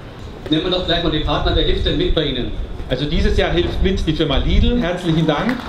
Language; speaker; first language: German; native; German